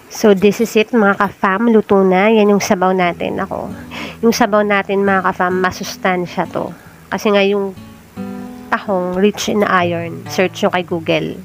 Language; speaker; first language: Filipino; non-native, local second language; Aklanon